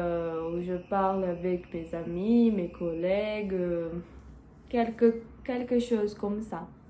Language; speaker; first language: French; non-native, learner; Portuguese